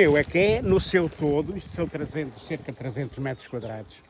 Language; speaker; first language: Portuguese; native; Portuguese